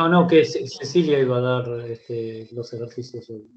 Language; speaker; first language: Spanish; native; Spanish